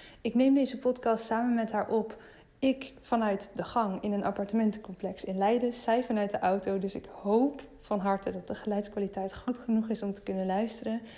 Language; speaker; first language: Dutch; native; Dutch